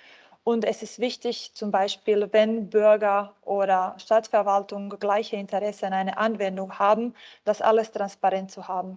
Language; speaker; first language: German; non-native, fluent; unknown